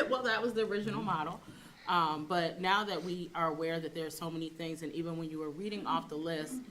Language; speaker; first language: English; native; English